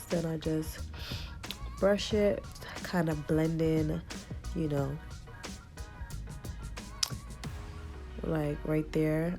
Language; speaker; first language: English; native; English